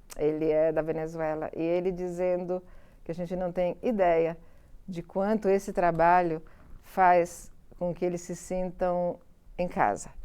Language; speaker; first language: Portuguese; early bilingual, other home language; Italian